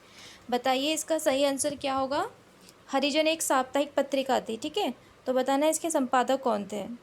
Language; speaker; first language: Hindi; native; Hindi